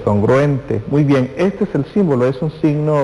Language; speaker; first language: Spanish; native; Spanish